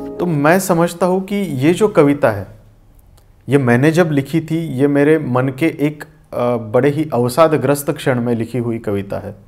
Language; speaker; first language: Hindi; non-native, local second language; Marathi